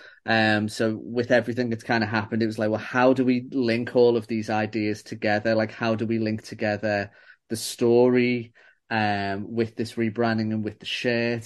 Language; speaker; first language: English; native; English